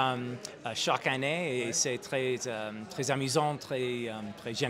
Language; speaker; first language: French; non-native, learner; English